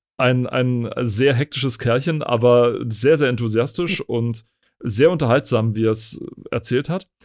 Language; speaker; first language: German; native; German